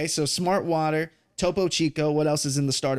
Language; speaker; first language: English; native; English